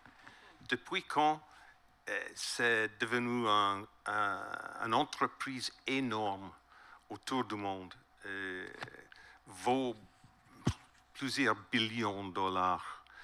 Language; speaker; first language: French; non-native, learner; English